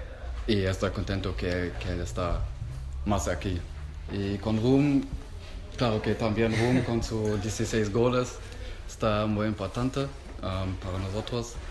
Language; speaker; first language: Spanish; non-native, fluent; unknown